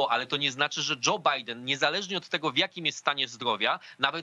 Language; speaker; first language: Polish; native; Polish